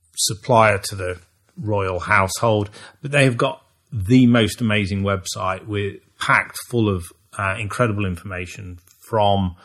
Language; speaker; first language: English; native; English